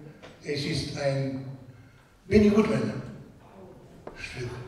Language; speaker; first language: German; non-native, fluent; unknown